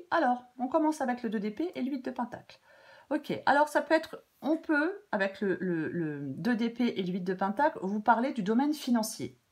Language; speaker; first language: French; native; French